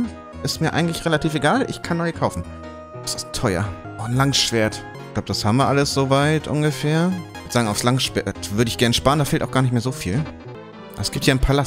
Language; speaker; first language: German; native; German